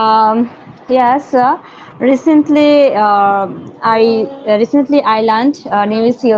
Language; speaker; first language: English; non-native, learner; Bangla